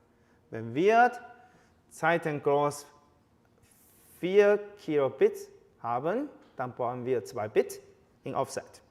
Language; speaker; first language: German; non-native, fluent; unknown